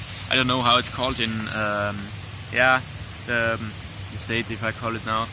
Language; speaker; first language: English; non-native, learner; German